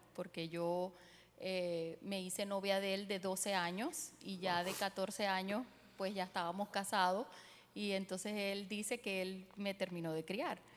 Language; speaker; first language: Spanish; native; Spanish